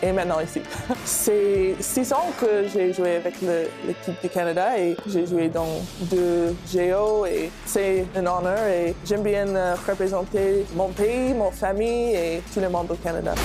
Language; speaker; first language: French; non-native, fluent; English